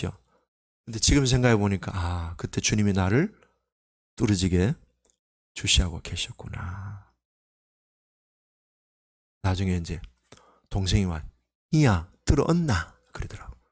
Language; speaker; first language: Korean; native; Korean